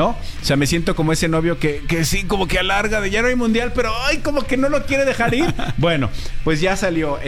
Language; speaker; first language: Spanish; native; Spanish